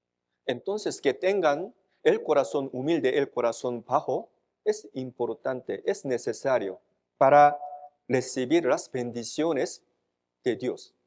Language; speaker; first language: Spanish; non-native, fluent; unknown